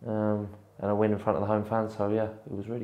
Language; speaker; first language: English; native; English